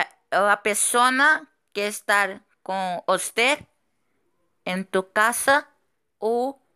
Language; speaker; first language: Spanish; non-native, fluent; Portuguese